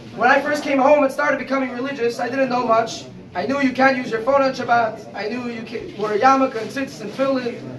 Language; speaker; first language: English; native; English